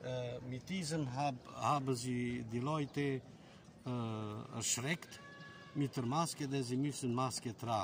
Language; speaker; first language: German; non-native, fluent; Romanian